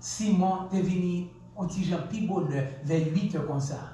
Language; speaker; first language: French; non-native, local second language; Haitian Creole